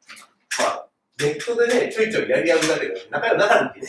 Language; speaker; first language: Japanese; native; Japanese